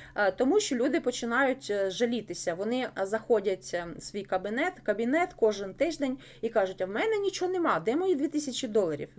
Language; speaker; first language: Ukrainian; non-native, local second language; Russian